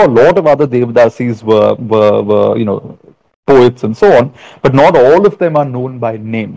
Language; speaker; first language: English; non-native, local second language; Malayalam